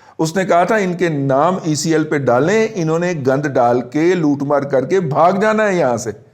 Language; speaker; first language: Urdu; non-native, local second language; Punjabi